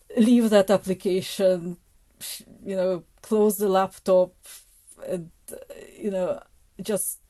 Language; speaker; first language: English; non-native, fluent; Ukrainian